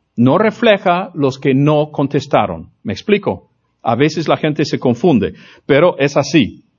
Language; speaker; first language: Spanish; non-native, fluent; English